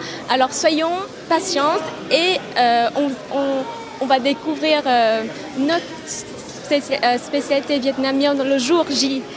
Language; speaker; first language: French; non-native, fluent; Vietnamese